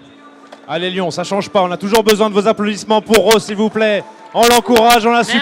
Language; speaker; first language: French; native; French